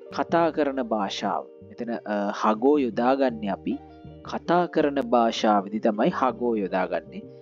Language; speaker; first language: Sinhala; native; Sinhala